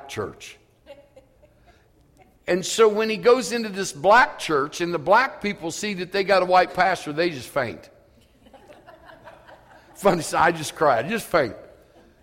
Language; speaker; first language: English; native; English